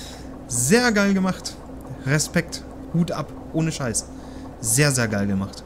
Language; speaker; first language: German; native; German